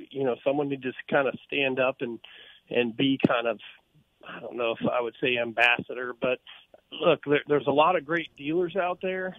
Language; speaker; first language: English; native; English